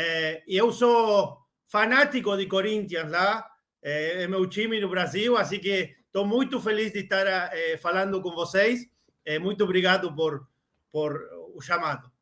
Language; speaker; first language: Portuguese; non-native, learner; Spanish